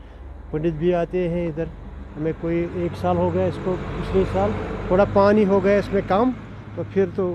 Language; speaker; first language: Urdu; non-native, local second language; Kashmiri